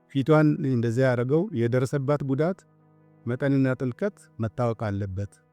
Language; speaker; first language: Amharic; non-native, local second language; Oromo